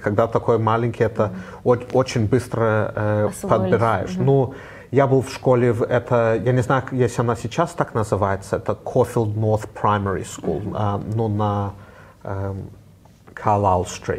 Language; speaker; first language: Russian; early bilingual, heritage; Russian